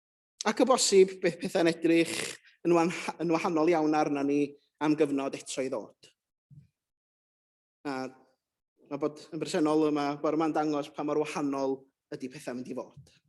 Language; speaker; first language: Welsh; native; Welsh